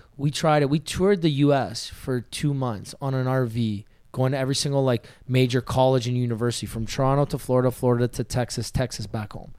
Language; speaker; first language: English; native; English